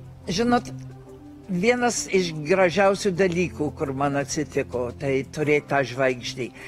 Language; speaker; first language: Lithuanian; early bilingual, heritage; Lithuanian